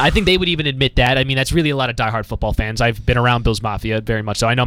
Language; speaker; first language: English; native; English